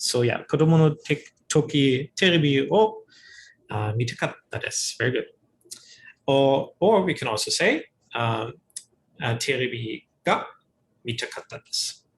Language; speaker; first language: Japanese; non-native, fluent; English